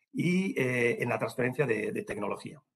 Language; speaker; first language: Spanish; native; Spanish